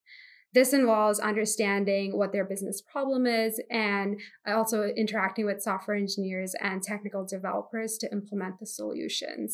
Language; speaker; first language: English; non-native, local second language; Hindi